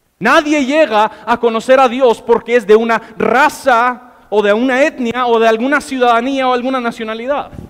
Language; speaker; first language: Spanish; non-native, fluent; English